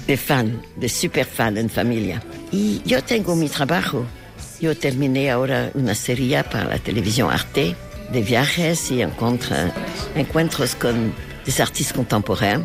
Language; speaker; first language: Spanish; non-native, learner; French